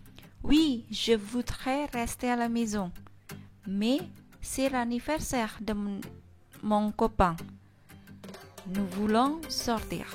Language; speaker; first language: French; non-native, fluent; Indonesian